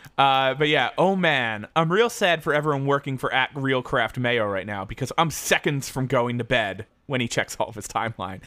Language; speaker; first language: English; native; English